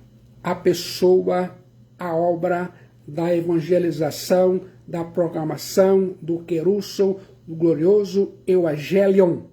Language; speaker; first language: Portuguese; native; Portuguese